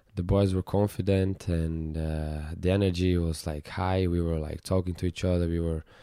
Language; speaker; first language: English; non-native, fluent; Portuguese